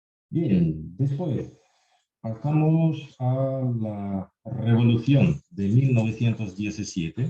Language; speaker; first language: Spanish; non-native, fluent; Russian